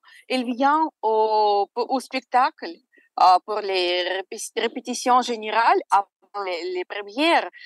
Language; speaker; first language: French; non-native, fluent; Russian